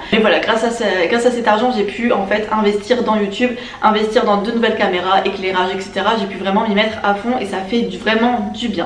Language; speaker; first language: French; native; French